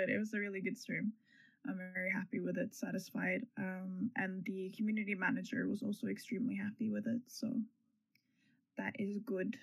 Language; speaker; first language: English; non-native, fluent; Norwegian